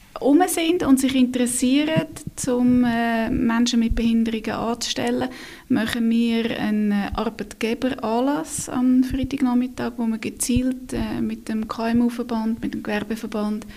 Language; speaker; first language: German; native; German